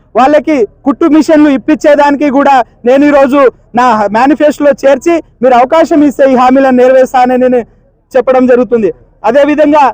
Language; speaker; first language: Telugu; native; Telugu